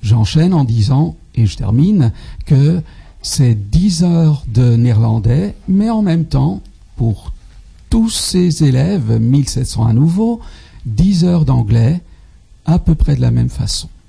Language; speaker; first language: French; non-native, fluent; Dutch